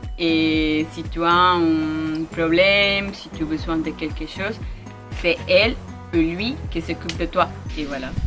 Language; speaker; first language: French; non-native, learner; Spanish